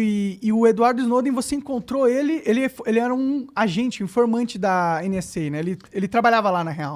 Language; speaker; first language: Portuguese; native; Portuguese